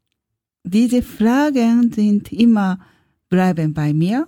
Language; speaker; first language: German; non-native, learner; Japanese